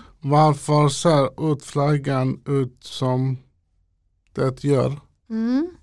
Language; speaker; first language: Swedish; non-native, local second language; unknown